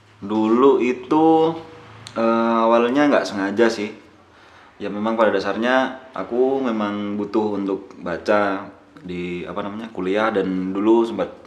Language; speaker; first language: Indonesian; non-native, local second language; Madurese